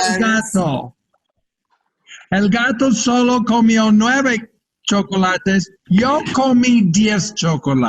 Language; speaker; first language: Spanish; non-native, fluent; English